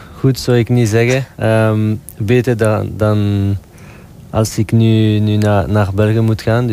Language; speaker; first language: Dutch; non-native, local second language; French